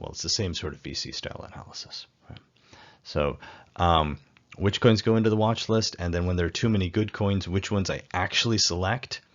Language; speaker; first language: English; native; English